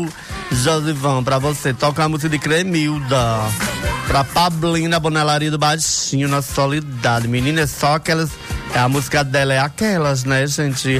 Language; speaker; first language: Portuguese; native; Portuguese